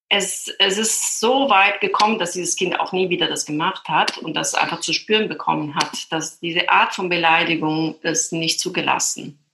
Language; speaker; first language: German; non-native, fluent; Italian